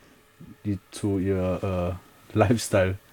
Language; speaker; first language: German; early bilingual, other home language; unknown